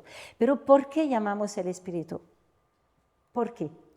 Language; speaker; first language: Spanish; non-native, fluent; French